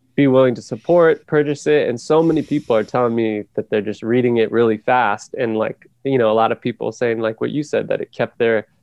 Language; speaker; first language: English; native; English